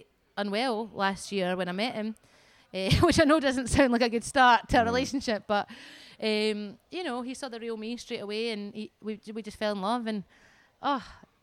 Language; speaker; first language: English; native; English